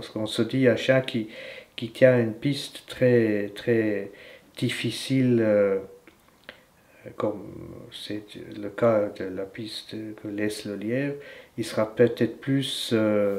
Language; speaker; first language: French; native; French